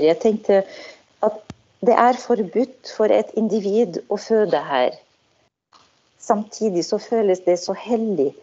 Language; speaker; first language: Norwegian; non-native, fluent; Arabic